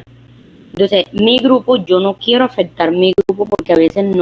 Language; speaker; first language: Spanish; native; Spanish